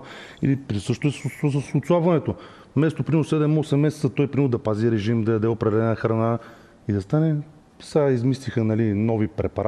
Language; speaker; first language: Bulgarian; native; Bulgarian